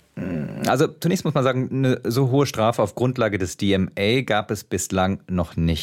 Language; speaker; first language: German; native; German